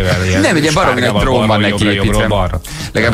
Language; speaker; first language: Hungarian; native; Hungarian